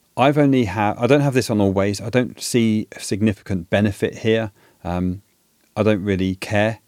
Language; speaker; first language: English; native; English